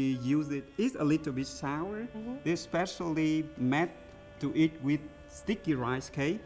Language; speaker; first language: English; non-native, learner; Vietnamese